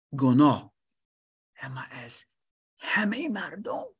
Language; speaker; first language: Persian; non-native, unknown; English